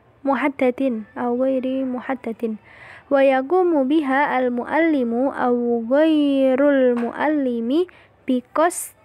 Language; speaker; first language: Arabic; non-native, learner; Indonesian